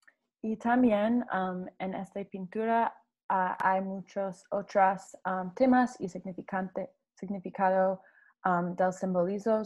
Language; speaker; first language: Spanish; non-native, learner; English